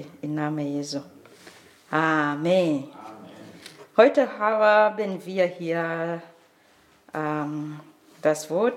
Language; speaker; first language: German; non-native, fluent; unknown